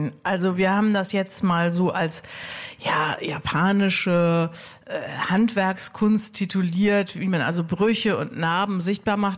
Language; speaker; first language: German; native; German